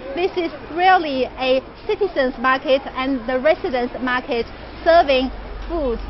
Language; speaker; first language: English; non-native, fluent; Chinese